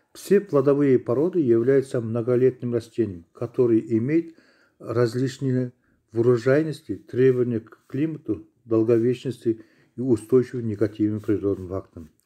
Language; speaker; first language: Russian; non-native, local second language; Kazakh